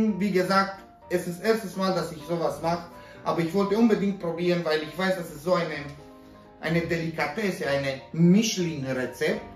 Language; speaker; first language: German; non-native, fluent; Romanian